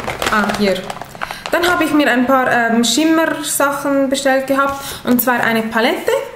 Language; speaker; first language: German; non-native, fluent; Italian